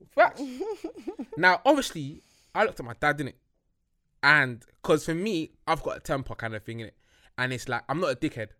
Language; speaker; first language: English; early bilingual, other home language; Yoruba